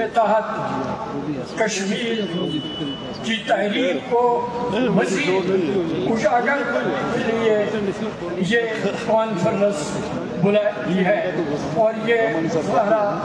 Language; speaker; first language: Urdu; non-native, local second language; Kashmiri